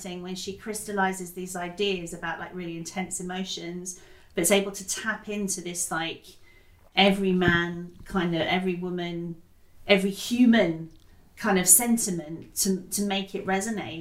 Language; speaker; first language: English; native; English